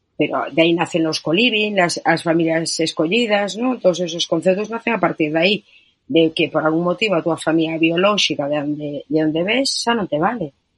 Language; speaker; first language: Galician; non-native, local second language; Spanish